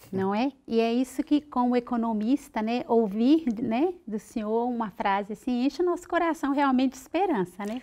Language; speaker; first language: Portuguese; native; Portuguese